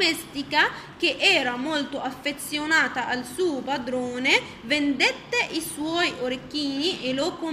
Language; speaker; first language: Italian; non-native, fluent; Arabic